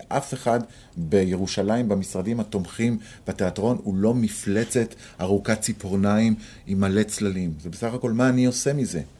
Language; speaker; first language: Hebrew; native; Hebrew